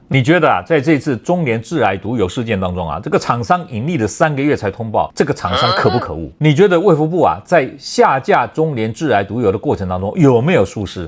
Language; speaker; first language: Chinese; native; Chinese